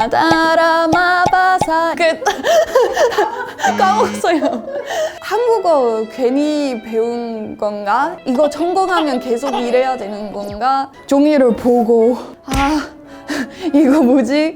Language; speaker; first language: Korean; non-native, fluent; English